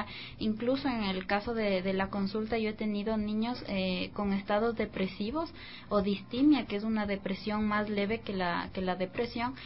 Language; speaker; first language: Spanish; native; Spanish